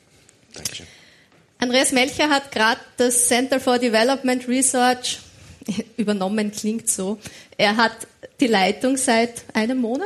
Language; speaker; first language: German; native; German